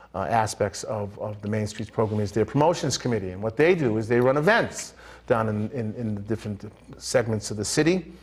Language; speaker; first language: English; native; English